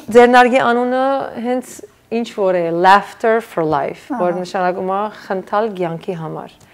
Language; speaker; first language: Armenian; early bilingual, heritage; Armenian